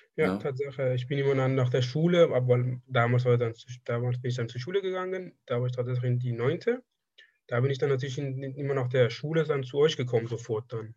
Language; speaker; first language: German; non-native, fluent; Persian